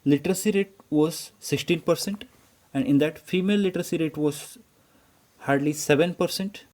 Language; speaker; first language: English; non-native, local second language; Kannada